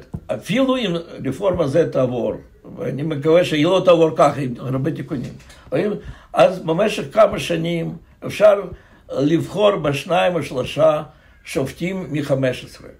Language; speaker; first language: Hebrew; non-native, fluent; Russian